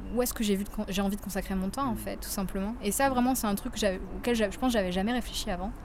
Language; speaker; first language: French; native; French